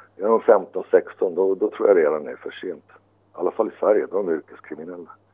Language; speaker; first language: Swedish; early bilingual, other home language; Finnish